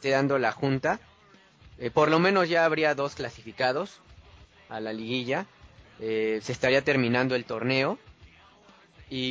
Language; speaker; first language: Spanish; native; Spanish